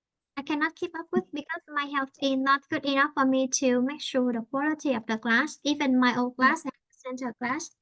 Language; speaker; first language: English; non-native, fluent; Vietnamese